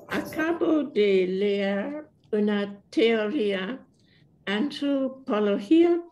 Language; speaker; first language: Spanish; non-native, fluent; English